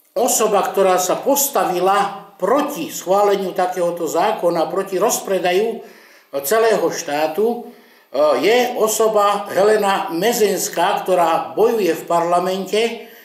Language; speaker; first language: Slovak; non-native, local second language; Romany